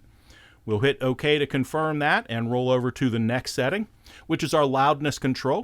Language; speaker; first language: English; native; English